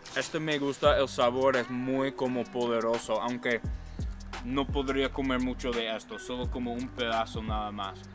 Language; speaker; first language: Spanish; non-native, fluent; English